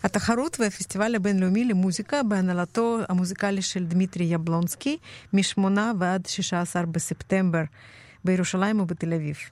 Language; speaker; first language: Hebrew; non-native, fluent; Russian